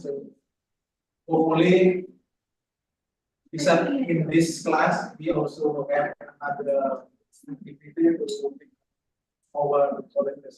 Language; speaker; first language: English; non-native, fluent; Indonesian